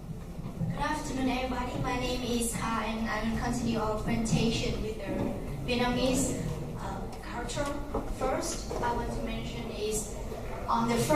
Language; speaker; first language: English; non-native, fluent; Vietnamese